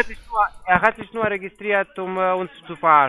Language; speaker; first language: German; non-native, fluent; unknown